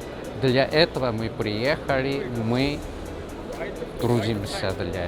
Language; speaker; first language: Russian; non-native, fluent; Korean